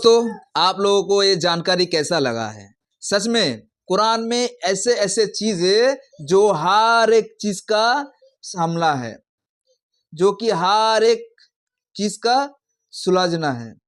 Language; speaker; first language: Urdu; non-native, local second language; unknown